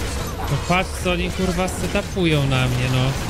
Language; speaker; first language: Polish; native; Polish